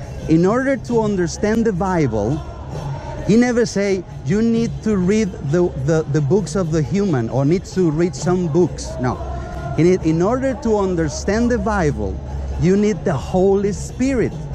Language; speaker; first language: English; non-native, fluent; Spanish